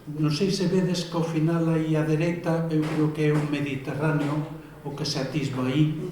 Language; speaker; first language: Galician; native; Galician